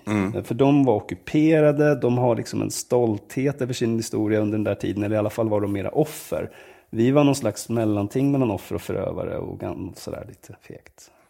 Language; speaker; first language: Swedish; native; Swedish